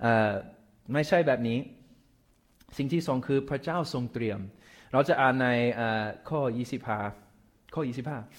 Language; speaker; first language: Thai; non-native, fluent; English